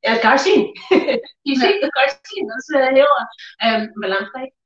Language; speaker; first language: Dutch; non-native, learner; Spanish